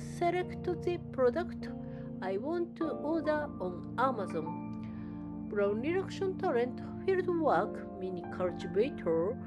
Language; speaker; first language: English; non-native, learner; Japanese